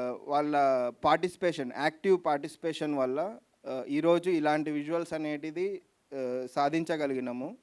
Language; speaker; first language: Telugu; native; Telugu